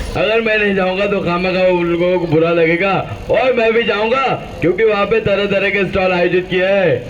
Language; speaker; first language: Hindi; non-native, local second language; Marathi